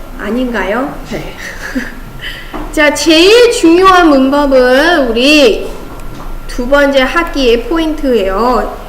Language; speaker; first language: Korean; non-native, fluent; Chinese